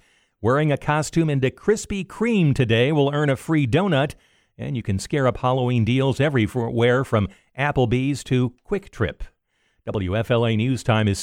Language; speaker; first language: English; native; English